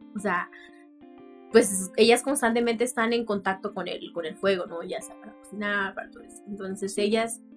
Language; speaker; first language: Spanish; non-native, local second language; Mixtepec Mixtec